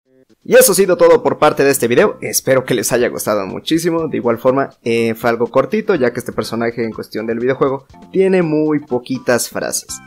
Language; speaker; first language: Spanish; native; Spanish